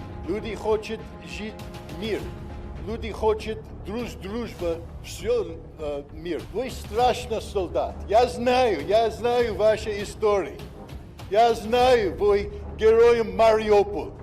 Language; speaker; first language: Russian; non-native, learner; English